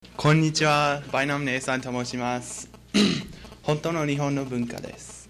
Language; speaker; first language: Japanese; non-native, learner; English